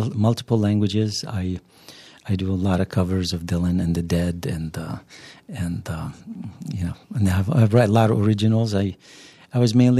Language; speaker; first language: English; non-native, fluent; Arabic